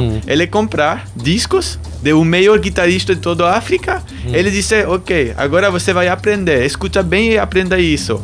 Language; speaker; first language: Portuguese; non-native, learner; German